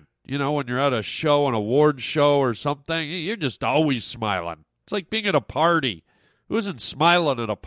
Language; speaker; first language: English; native; English